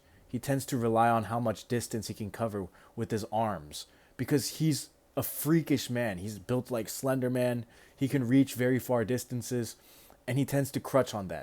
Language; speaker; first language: English; native; English